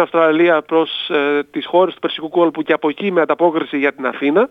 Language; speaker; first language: Greek; native; Greek